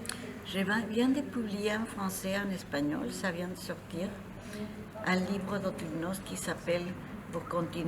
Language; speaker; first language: French; non-native, fluent; Spanish